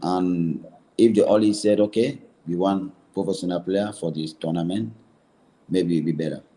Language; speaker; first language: English; non-native, learner; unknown